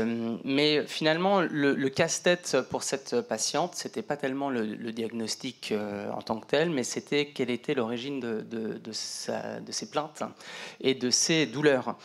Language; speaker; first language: French; native; French